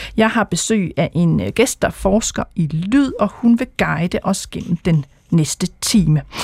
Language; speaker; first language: Danish; native; Danish